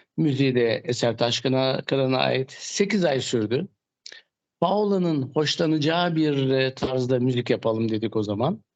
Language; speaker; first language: Turkish; native; Turkish